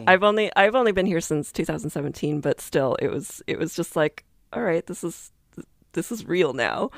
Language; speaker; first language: English; native; English